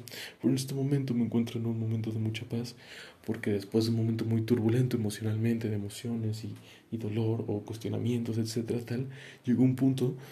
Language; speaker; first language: Spanish; native; Spanish